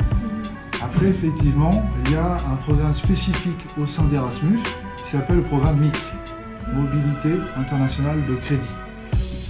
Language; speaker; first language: French; native; French